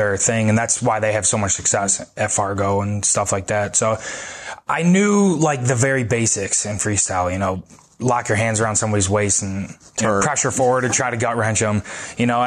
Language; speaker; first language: English; native; English